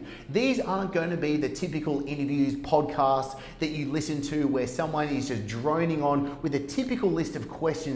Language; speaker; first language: English; native; English